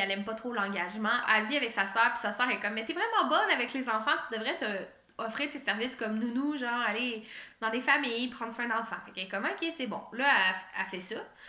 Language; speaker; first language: French; native; French